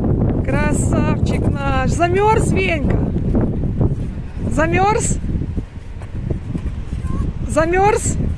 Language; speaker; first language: Russian; native; Russian